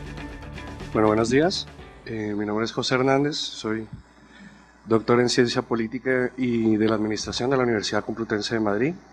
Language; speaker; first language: Spanish; native; Spanish